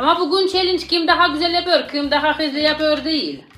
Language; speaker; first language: Turkish; non-native, learner; Russian